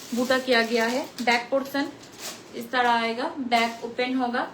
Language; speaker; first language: Hindi; non-native, local second language; Bangla